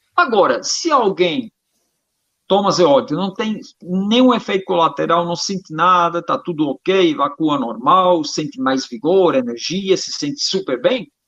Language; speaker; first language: Portuguese; non-native, fluent; German